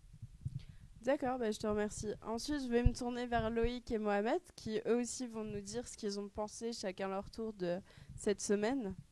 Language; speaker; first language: French; native; French